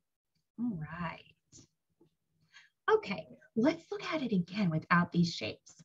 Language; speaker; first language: English; native; English